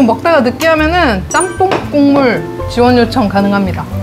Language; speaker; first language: Korean; native; Korean